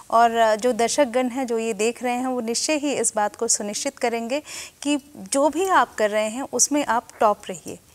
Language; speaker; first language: Hindi; native; Hindi